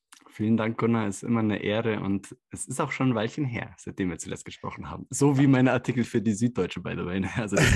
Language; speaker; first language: German; native; German